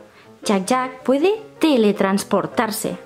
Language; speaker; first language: Spanish; native; Spanish